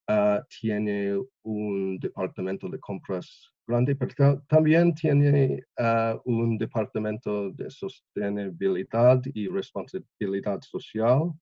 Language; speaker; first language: Spanish; non-native, learner; English